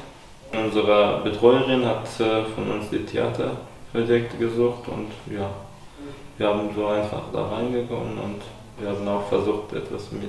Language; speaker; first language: German; non-native, learner; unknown